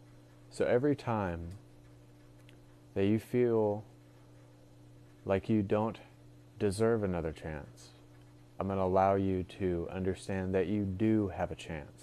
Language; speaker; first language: English; native; English